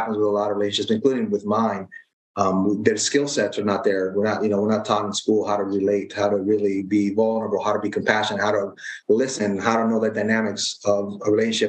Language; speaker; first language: English; native; English